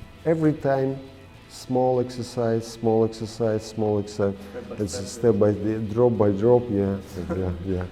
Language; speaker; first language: English; non-native, learner; Russian